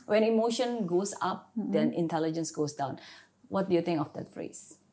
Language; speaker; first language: English; non-native, fluent; Indonesian